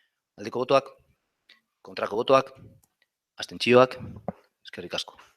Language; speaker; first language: Basque; non-native, local second language; Spanish